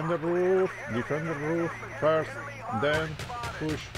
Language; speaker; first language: English; non-native, learner; Spanish